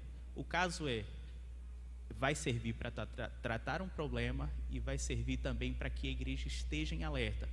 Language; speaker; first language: Portuguese; native; Portuguese